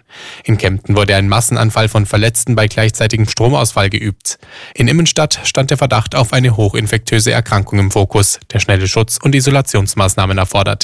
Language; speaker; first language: German; native; German